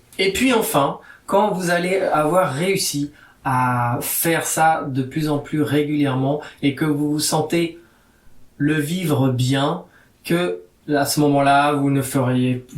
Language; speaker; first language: French; native; French